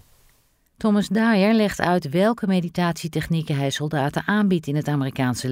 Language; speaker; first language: Dutch; native; Dutch